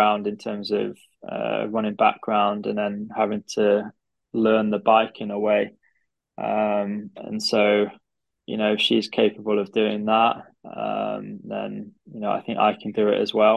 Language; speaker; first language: English; native; English